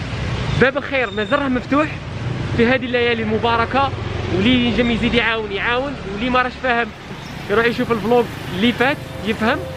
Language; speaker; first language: Arabic; native; Arabic